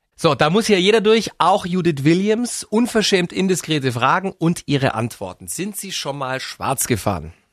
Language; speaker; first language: German; native; German